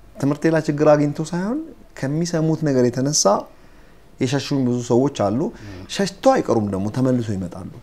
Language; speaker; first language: Amharic; native; Amharic